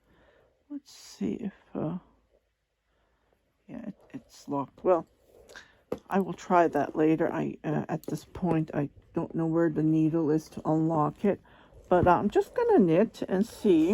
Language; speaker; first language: English; non-native, fluent; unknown